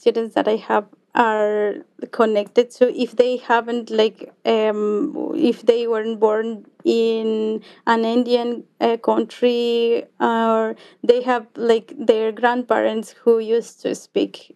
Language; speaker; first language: English; non-native, fluent; Quechua